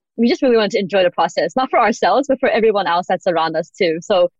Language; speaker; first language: English; native; English